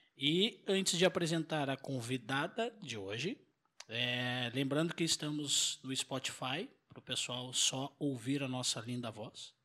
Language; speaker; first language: Portuguese; native; Portuguese